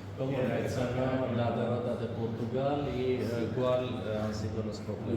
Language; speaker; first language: Spanish; non-native, fluent; Armenian